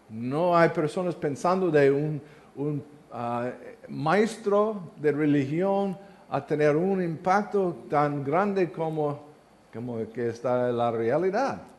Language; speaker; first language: Spanish; non-native, learner; English